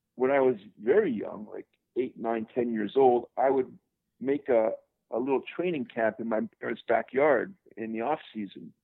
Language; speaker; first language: English; native; English